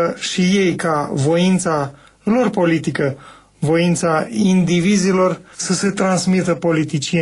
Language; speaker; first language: Romanian; native; Romanian